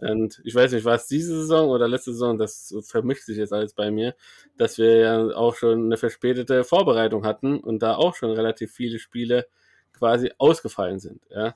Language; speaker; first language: German; native; German